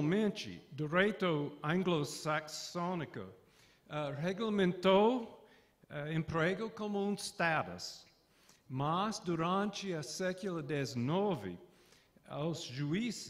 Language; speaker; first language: Portuguese; non-native, fluent; English